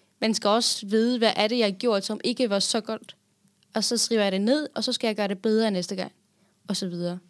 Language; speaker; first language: Danish; non-native, fluent; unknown